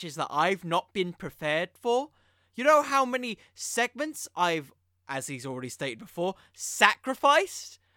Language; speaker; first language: English; native; English